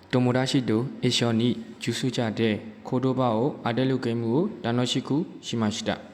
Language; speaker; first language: Japanese; non-native, learner; Burmese